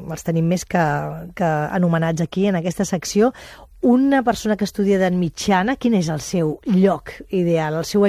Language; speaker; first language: Catalan; native; Catalan